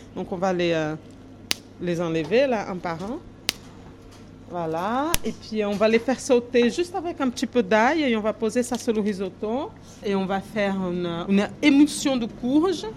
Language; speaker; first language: French; non-native, fluent; Portuguese